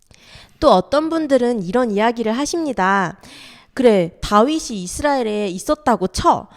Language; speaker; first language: Korean; native; Korean